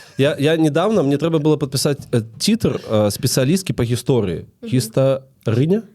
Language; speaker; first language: Belarusian; non-native, local second language; Russian